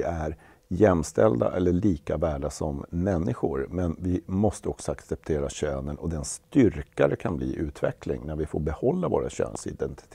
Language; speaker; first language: Swedish; native; Swedish